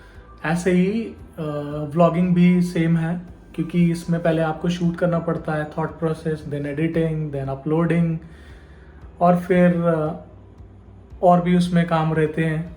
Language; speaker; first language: Hindi; native; Hindi